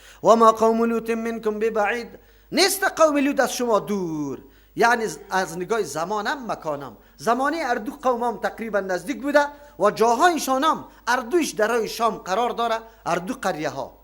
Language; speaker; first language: Persian; native; Persian